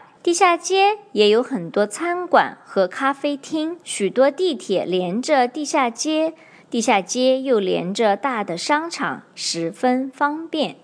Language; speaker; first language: Chinese; native; Chinese